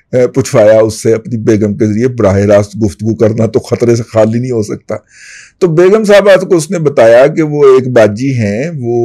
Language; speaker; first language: Urdu; native; Urdu